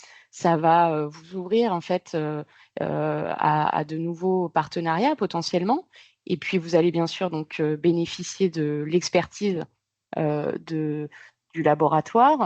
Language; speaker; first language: French; native; French